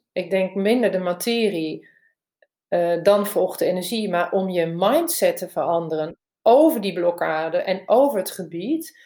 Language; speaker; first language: Dutch; non-native, fluent; German